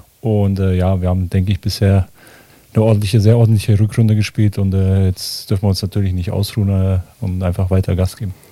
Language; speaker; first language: German; early bilingual, other home language; Bosnian